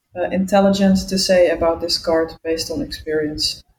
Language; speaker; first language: English; non-native, fluent; Dutch